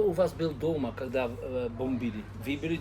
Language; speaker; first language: Russian; non-native, learner; Dutch